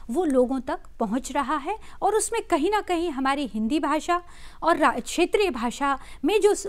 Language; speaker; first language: Hindi; native; Hindi